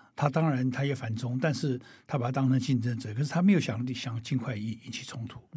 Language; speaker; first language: Chinese; native; Chinese